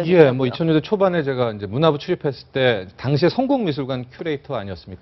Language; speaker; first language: Korean; native; Korean